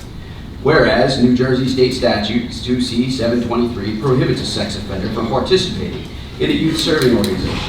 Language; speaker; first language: English; native; English